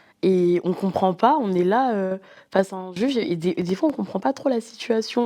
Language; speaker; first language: French; native; French